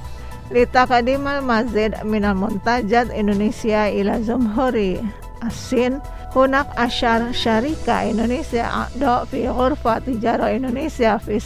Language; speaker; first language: Arabic; non-native, fluent; Indonesian